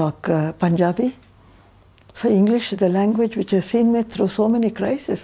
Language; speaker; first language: English; non-native, local second language; Tamil